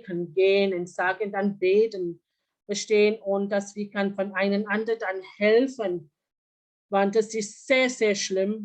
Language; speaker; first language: German; non-native, learner; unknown